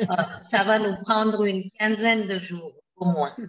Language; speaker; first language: French; non-native, fluent; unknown